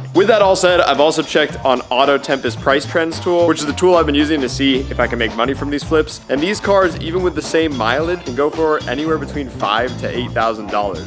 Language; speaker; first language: English; native; English